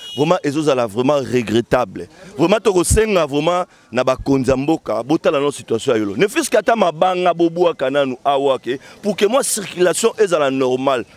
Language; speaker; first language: Lingala; native; Lingala